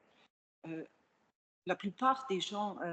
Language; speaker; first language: French; non-native, fluent; German